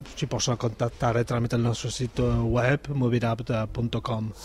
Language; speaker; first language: Italian; non-native, fluent; Spanish